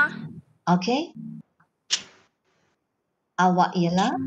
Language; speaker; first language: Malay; non-native, local second language; Chinese